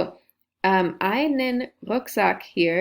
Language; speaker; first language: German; non-native, fluent; English